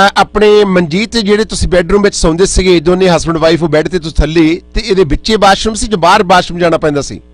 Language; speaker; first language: Punjabi; native; Punjabi